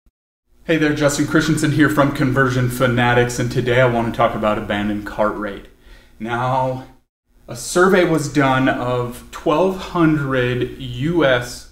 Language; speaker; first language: English; native; English